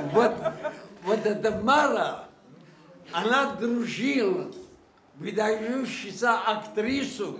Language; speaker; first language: Russian; non-native, local second language; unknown